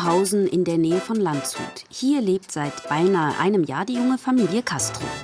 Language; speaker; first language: German; native; German